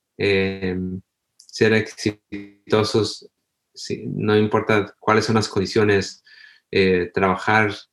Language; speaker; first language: Spanish; early bilingual, heritage; Spanish